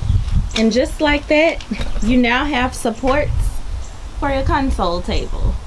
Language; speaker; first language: English; native; English